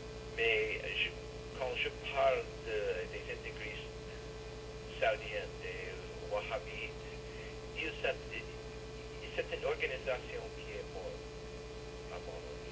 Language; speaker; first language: French; non-native, fluent; English